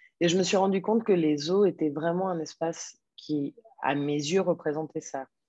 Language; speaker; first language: French; non-native, fluent; Spanish